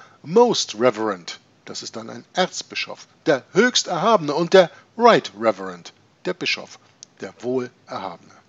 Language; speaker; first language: German; native; German